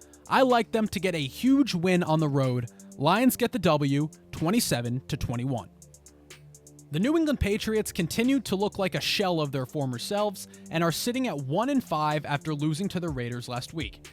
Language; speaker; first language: English; native; English